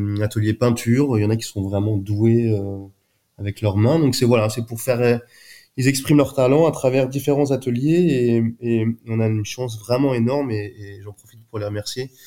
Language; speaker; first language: French; native; French